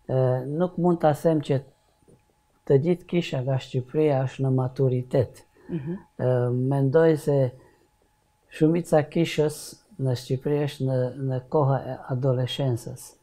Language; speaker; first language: Albanian; non-native, learner; Hungarian